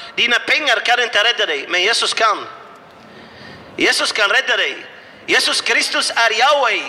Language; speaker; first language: Swedish; non-native, fluent; Arabic